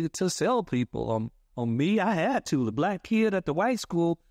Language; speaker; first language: English; native; English